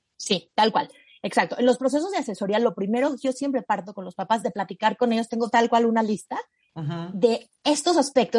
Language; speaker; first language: Spanish; native; Spanish